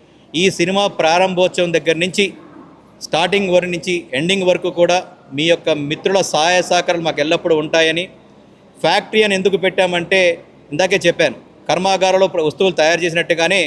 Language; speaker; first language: Telugu; native; Telugu